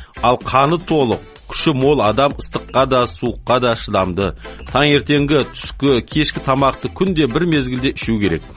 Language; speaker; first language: Kazakh; native; Kazakh